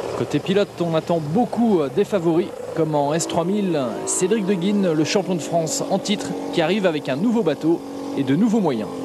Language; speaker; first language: French; native; French